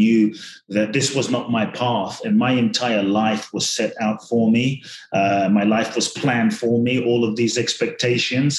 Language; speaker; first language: English; native; English